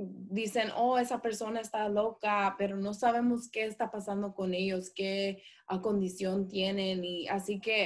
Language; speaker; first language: Spanish; early bilingual, heritage; Spanish